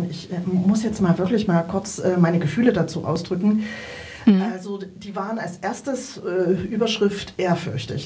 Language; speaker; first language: German; native; German